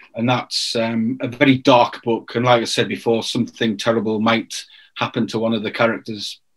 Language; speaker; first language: English; native; English